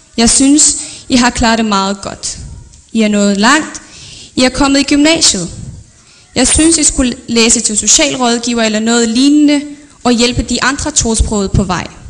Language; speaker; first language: Danish; early bilingual, other home language; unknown